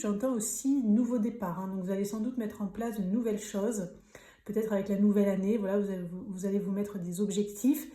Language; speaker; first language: French; native; French